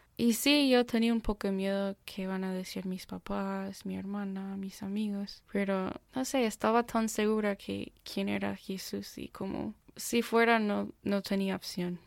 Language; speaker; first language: Spanish; non-native, fluent; English